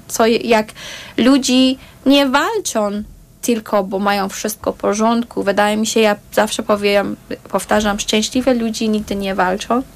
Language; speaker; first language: Polish; non-native, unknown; Persian